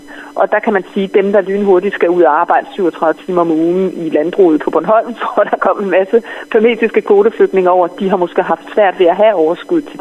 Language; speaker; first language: Danish; native; Danish